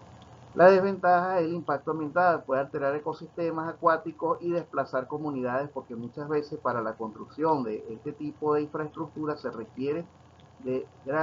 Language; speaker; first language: Spanish; native; Spanish